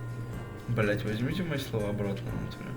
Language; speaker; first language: Russian; native; Russian